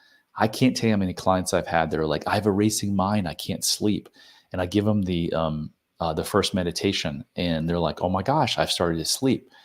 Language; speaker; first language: English; native; English